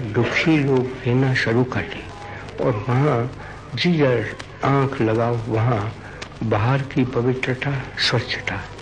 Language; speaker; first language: Hindi; non-native, local second language; Gujarati